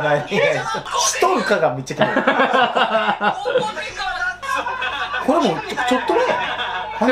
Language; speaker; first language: Japanese; native; Japanese